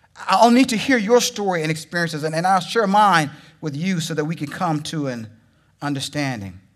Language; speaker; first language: English; native; English